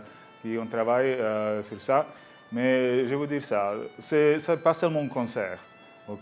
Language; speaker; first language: French; non-native, learner; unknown